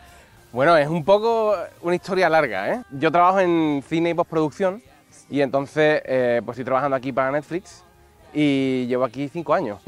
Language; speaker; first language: Spanish; native; Spanish